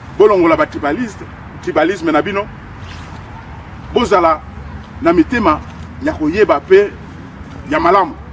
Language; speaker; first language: Lingala; non-native, local second language; Kongo